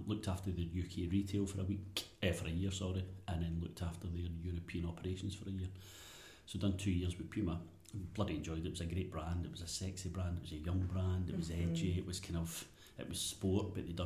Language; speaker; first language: English; native; English